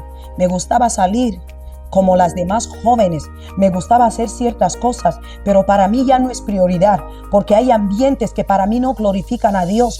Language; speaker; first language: Spanish; non-native, local second language; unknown